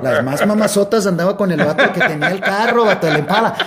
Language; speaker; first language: Spanish; early bilingual, other home language; English